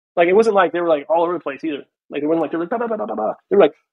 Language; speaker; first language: English; native; English